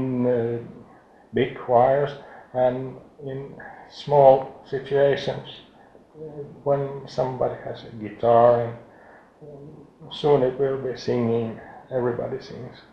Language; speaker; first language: English; non-native, fluent; Finnish